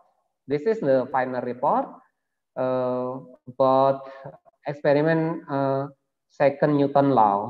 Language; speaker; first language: English; non-native, learner; Indonesian